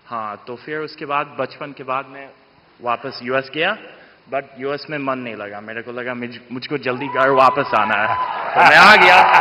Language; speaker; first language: Hindi; non-native, fluent; English